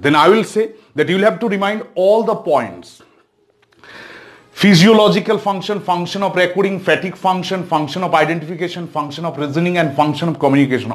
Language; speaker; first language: English; non-native, local second language; Bangla